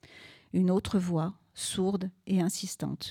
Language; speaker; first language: French; native; French